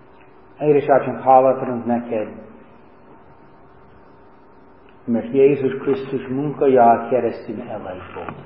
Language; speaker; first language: Hungarian; non-native, fluent; English